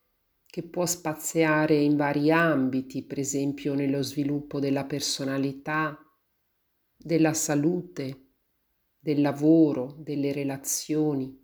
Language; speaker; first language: Italian; native; Italian